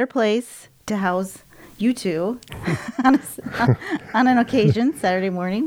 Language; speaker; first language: English; native; English